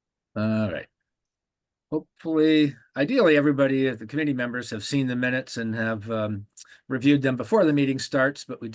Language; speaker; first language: English; native; English